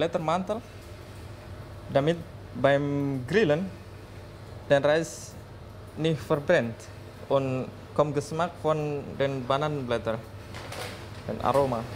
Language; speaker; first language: German; non-native, learner; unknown